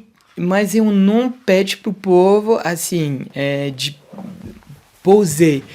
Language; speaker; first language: Portuguese; non-native, fluent; French